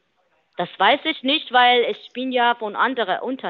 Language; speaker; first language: German; non-native, learner; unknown